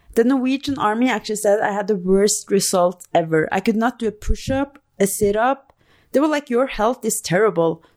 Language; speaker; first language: English; non-native, fluent; Norwegian